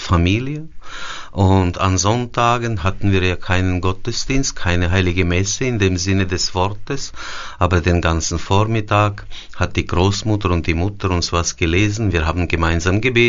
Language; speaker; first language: German; early bilingual, heritage; German